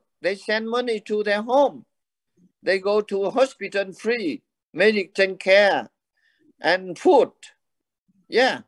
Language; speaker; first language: English; non-native, learner; Vietnamese